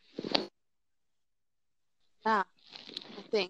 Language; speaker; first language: English; non-native, local second language; Filipino